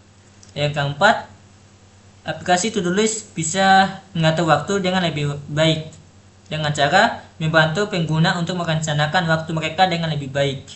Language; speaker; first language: Indonesian; native; Indonesian